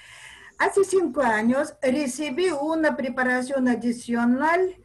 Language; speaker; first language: Spanish; non-native, fluent; Russian